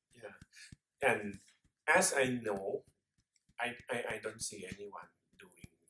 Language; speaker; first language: English; non-native, fluent; Thai